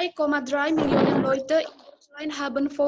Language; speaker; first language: German; non-native, learner; Indonesian